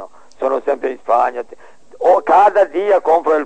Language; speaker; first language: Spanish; non-native, learner; Serbian